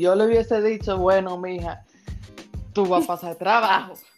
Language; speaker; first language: Spanish; early bilingual, heritage; Spanish